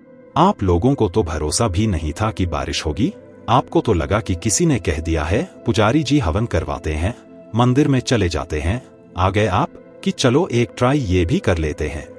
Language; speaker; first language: Hindi; native; Hindi